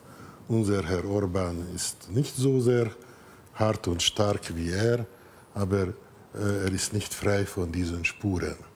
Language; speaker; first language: German; non-native, fluent; Hungarian